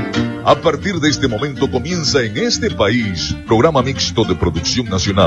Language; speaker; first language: Spanish; native; Spanish